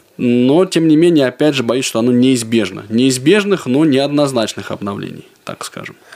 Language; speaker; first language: Russian; native; Russian